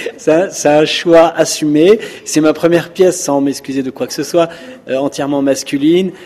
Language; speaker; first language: French; early bilingual, other home language; Arabic